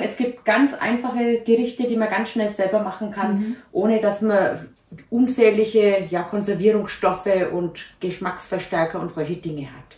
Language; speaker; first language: German; native; German